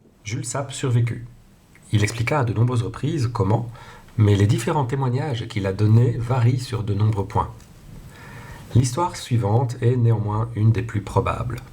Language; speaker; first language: French; non-native, local second language; Dutch